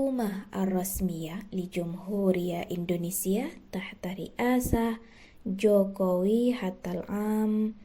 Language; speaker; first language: Arabic; non-native, fluent; Indonesian